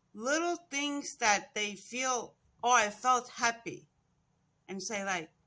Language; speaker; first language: English; non-native, fluent; Estonian